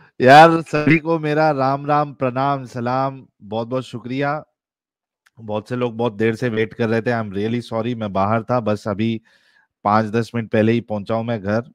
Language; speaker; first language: Hindi; native; Hindi